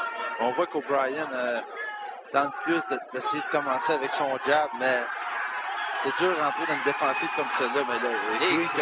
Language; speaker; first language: French; native; French